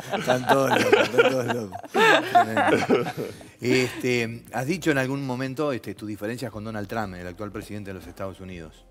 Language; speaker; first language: Spanish; native; Spanish